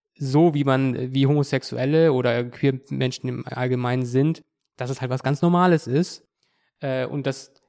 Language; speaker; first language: German; native; German